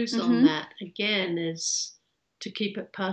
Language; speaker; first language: English; native; English